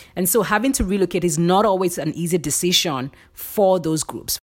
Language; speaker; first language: English; non-native, local second language; Yoruba